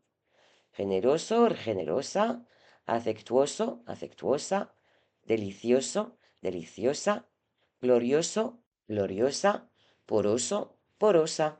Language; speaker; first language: Spanish; non-native, fluent; French